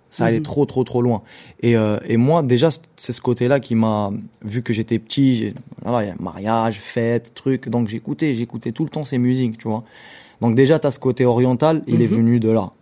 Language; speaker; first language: French; non-native, local second language; Arabic